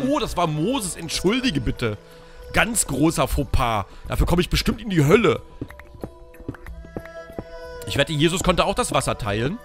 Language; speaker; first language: German; native; German